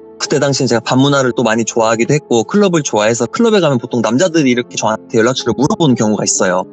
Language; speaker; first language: Korean; native; Korean